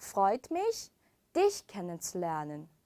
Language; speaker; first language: German; non-native, fluent; Korean